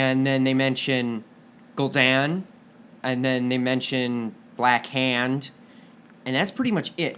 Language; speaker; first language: English; native; English